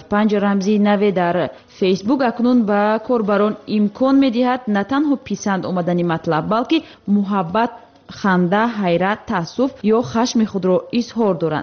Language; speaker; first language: Tajik; native; Tajik